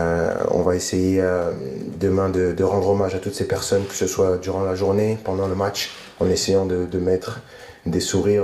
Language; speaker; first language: French; native; French